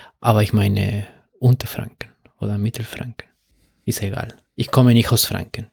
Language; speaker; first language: German; non-native, fluent; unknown